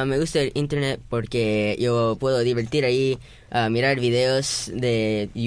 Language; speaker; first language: Spanish; early bilingual, heritage; Spanish